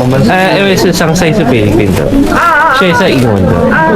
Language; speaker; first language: Chinese; early bilingual, heritage; Filipino